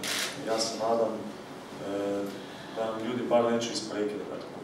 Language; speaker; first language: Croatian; early bilingual, heritage; Croatian